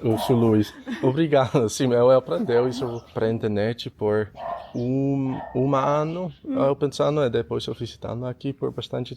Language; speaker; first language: Portuguese; non-native, learner; English